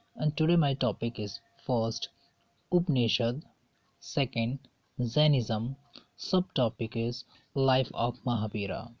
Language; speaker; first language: English; non-native, local second language; Hindi